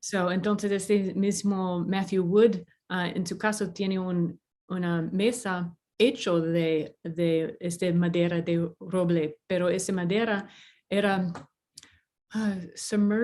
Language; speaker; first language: Spanish; non-native, fluent; English